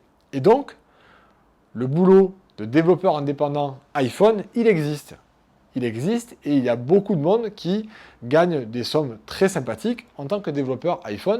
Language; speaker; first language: French; native; French